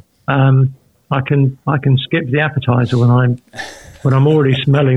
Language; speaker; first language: English; native; English